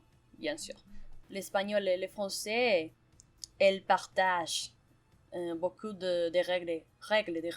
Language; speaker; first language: French; non-native, fluent; Spanish